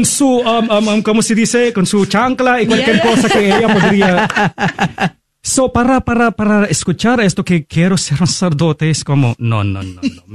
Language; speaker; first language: Spanish; non-native, fluent; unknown